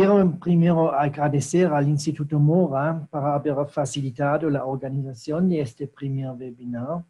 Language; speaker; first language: Spanish; non-native, fluent; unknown